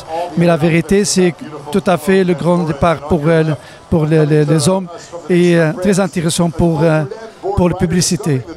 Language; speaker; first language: French; non-native, fluent; Dutch